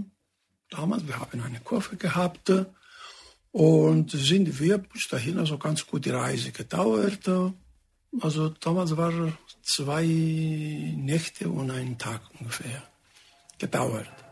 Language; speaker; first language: German; non-native, fluent; Greek